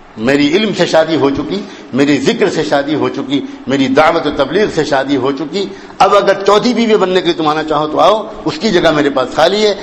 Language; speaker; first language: Urdu; native; Urdu